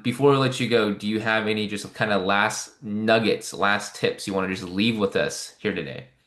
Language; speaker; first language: English; native; English